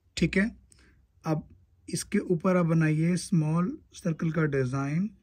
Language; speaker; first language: Hindi; native; Hindi